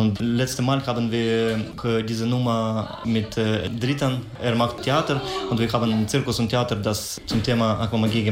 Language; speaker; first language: German; non-native, fluent; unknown